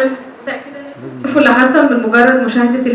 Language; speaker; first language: Arabic; native; Arabic